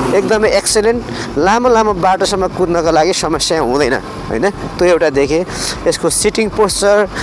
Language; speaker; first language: Nepali; native; Nepali